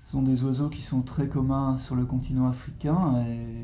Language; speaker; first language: French; native; French